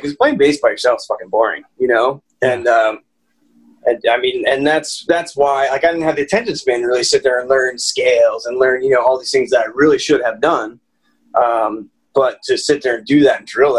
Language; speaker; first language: English; native; English